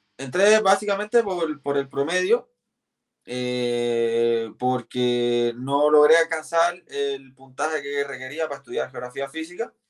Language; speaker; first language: Spanish; native; Spanish